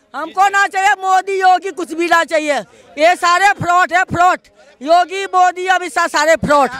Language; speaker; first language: Hindi; non-native, local second language; Gujarati